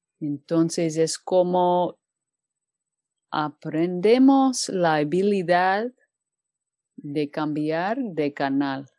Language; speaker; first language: Spanish; non-native, fluent; English